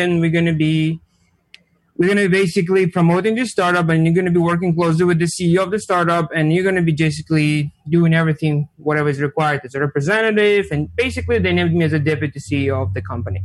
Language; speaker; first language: English; non-native, fluent; Georgian